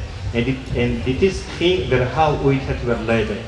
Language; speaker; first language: Dutch; non-native, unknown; Georgian